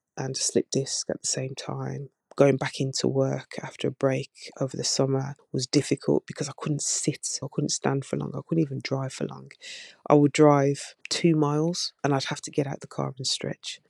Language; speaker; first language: English; native; English